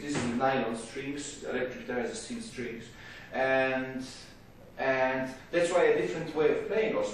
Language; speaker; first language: English; non-native, fluent; Polish